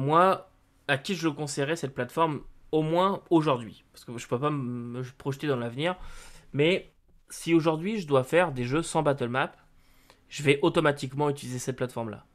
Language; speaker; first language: French; native; French